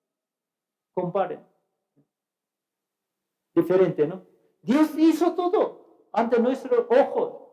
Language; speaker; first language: Spanish; non-native, fluent; Korean